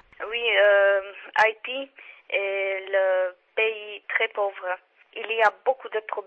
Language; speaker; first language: French; non-native, learner; Czech